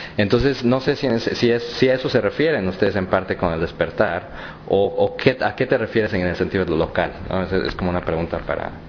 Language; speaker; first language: Spanish; native; Spanish